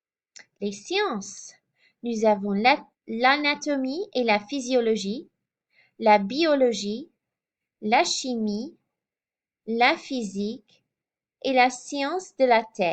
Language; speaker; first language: French; non-native, fluent; English